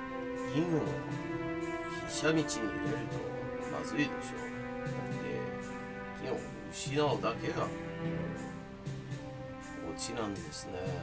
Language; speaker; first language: Japanese; non-native, fluent; English